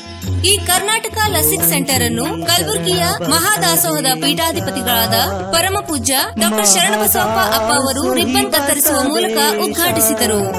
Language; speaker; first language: Kannada; native; Kannada